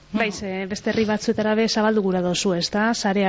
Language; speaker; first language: Basque; native; Basque